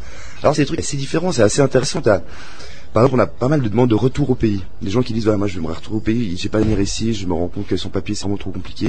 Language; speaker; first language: French; native; French